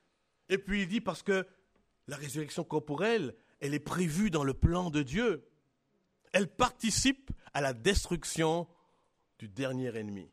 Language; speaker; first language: French; native; French